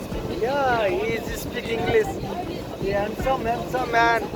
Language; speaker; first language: English; non-native, learner; Nepali